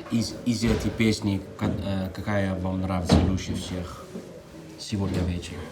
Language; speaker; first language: Russian; non-native, fluent; Dutch